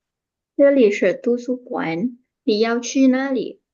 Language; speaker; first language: Chinese; non-native, learner; Indonesian